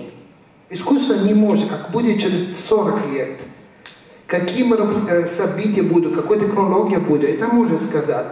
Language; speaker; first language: Russian; non-native, fluent; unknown